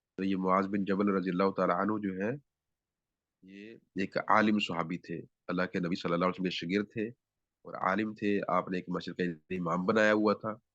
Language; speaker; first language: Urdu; non-native, local second language; Punjabi